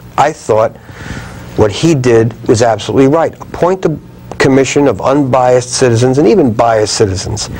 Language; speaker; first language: English; native; English